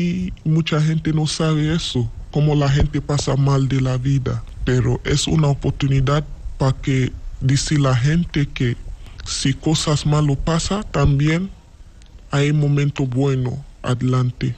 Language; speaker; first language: Spanish; non-native, learner; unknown